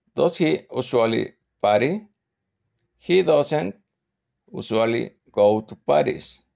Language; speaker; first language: English; non-native, learner; Spanish